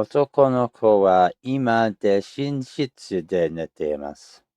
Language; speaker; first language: Japanese; non-native, learner; English